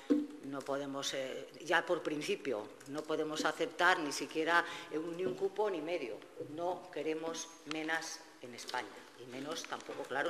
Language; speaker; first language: Spanish; native; Spanish